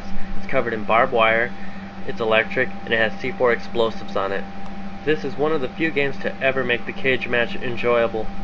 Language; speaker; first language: English; native; English